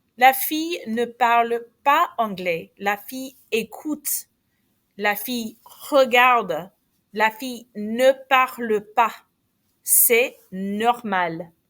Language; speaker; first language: French; non-native, fluent; English